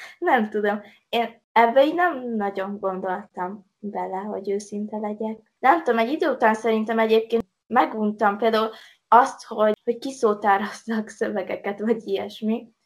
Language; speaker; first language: Hungarian; native; Hungarian